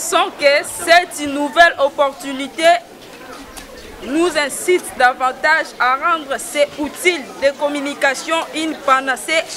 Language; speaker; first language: French; non-native, local second language; Lingala